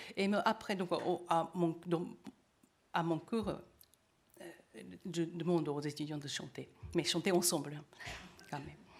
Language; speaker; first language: French; non-native, learner; Japanese